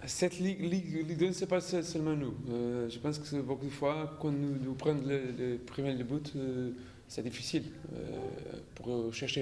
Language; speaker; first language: French; non-native, learner; Portuguese